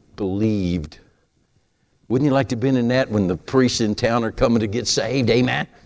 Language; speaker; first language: English; native; English